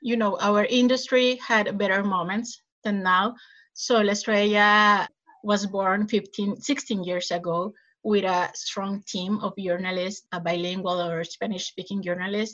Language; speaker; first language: English; non-native, fluent; Spanish